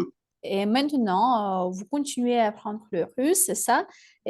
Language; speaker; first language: French; non-native, fluent; Russian